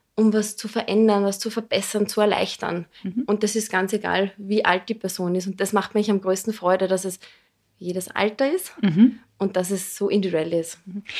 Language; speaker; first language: German; non-native, fluent; Serbian